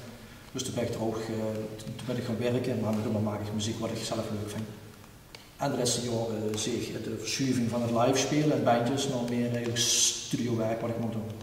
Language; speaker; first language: Dutch; native; Dutch